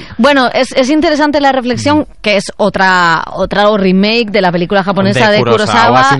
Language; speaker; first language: Spanish; native; Spanish